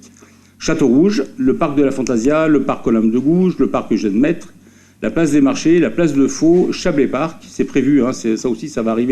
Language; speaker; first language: French; native; French